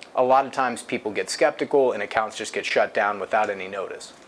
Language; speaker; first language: English; native; English